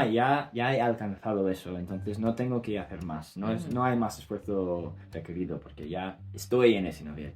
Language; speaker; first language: Spanish; non-native, fluent; English